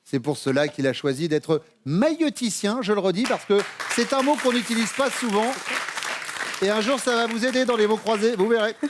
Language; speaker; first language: French; native; French